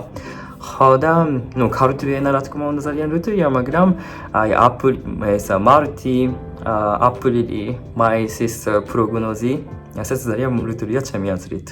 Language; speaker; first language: Georgian; non-native, fluent; Japanese